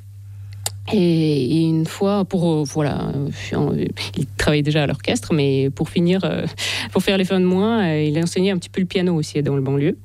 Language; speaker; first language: French; non-native, fluent; Russian